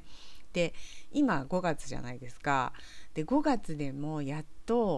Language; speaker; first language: Japanese; native; Japanese